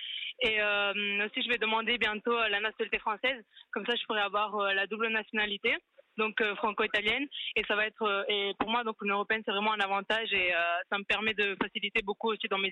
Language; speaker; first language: French; early bilingual, other home language; Italian